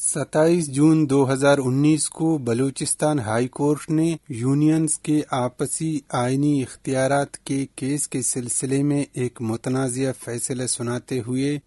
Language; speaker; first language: Urdu; non-native, local second language; Baluchi